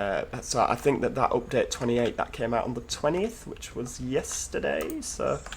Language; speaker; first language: English; native; English